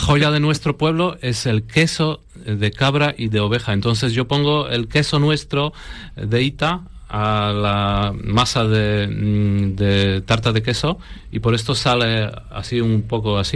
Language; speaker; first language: Spanish; non-native, fluent; Polish